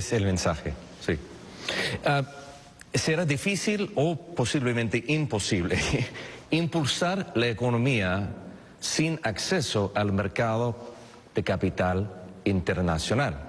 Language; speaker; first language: Spanish; non-native, fluent; English